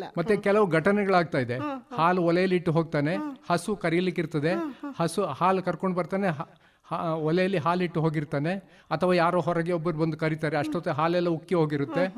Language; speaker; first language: Kannada; non-native, local second language; Tulu